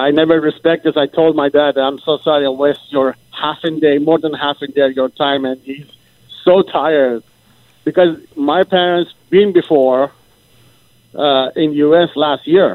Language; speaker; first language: English; non-native, learner; Persian